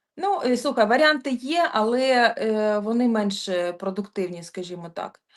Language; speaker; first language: Ukrainian; native; Ukrainian